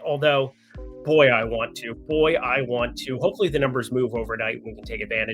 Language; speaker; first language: English; native; English